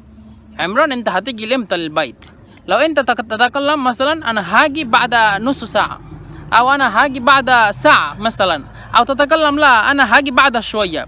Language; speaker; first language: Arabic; non-native, fluent; Bangla